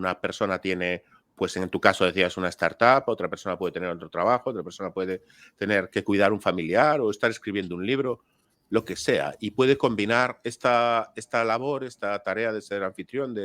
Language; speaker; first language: Spanish; native; Spanish